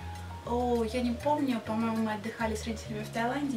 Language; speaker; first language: Russian; native; Russian